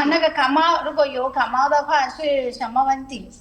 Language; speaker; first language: Chinese; non-native, learner; Telugu